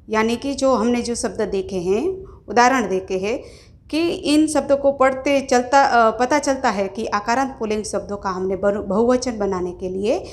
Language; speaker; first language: Hindi; non-native, local second language; Gujarati